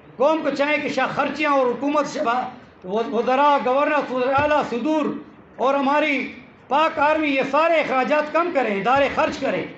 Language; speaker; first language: Urdu; non-native, local second language; Pashto